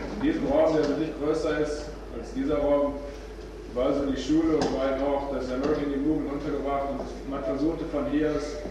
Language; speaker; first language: German; native; German